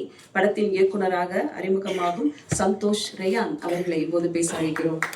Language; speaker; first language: Tamil; native; Tamil